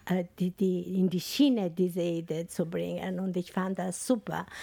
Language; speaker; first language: German; non-native, fluent; Albanian